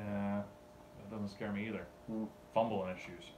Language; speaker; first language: English; native; English